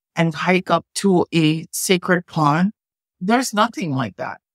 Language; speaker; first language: English; native; English